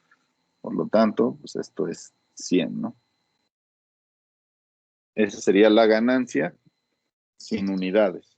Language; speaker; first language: Spanish; native; Spanish